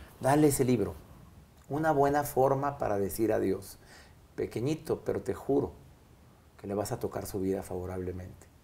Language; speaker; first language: Spanish; native; Spanish